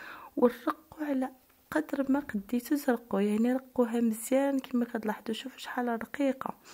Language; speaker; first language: Arabic; native; Arabic